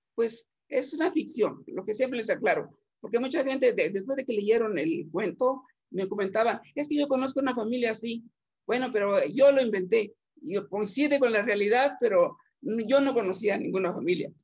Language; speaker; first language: Spanish; native; Spanish